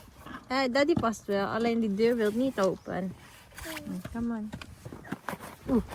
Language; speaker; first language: Dutch; non-native, learner; Filipino